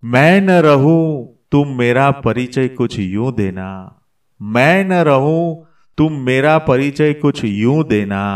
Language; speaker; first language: Hindi; non-native, local second language; Gujarati